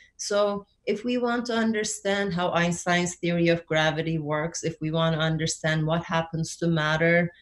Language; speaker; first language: English; non-native, fluent; Turkish